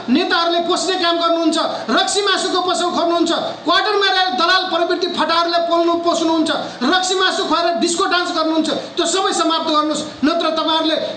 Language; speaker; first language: Nepali; non-native, local second language; Maithili